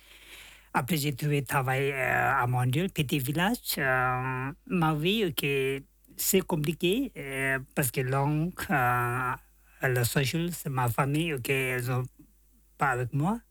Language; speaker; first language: French; non-native, learner; Tibetan